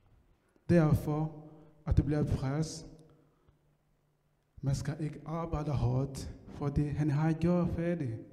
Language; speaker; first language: Danish; non-native, learner; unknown